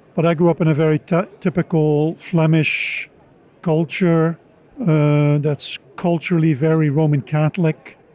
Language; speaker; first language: English; non-native, fluent; Dutch